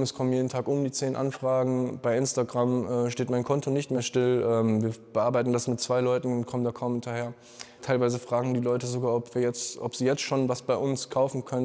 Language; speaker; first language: German; native; German